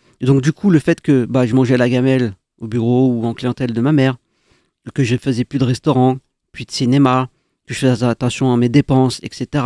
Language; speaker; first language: French; early bilingual, other home language; Arabic